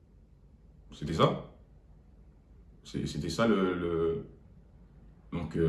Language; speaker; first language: French; native; French